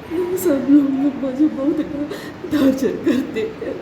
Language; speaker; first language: Hindi; non-native, local second language; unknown